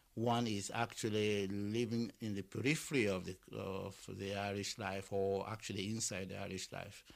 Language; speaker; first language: English; non-native, local second language; Yoruba